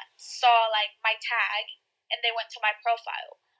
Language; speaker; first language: English; early bilingual, other home language; Spanish